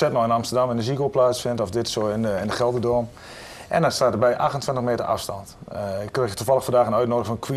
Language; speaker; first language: Dutch; native; Dutch